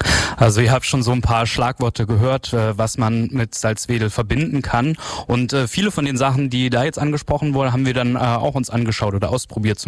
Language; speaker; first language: German; native; German